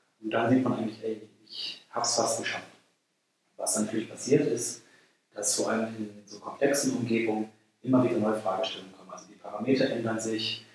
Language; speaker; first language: German; native; German